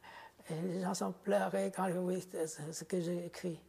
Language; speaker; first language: French; non-native, fluent; Khmer